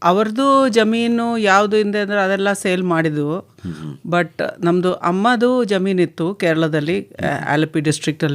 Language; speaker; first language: Kannada; non-native, local second language; Malayalam